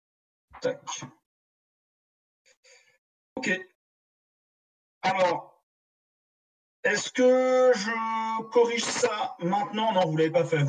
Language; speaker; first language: French; native; French